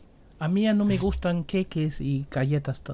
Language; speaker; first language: Spanish; non-native, fluent; German